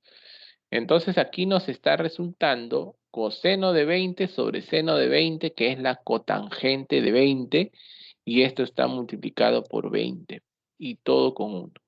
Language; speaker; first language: Spanish; native; Spanish